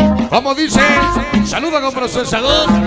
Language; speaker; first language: Spanish; native; Spanish